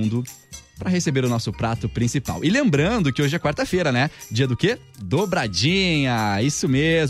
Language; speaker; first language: Portuguese; native; Portuguese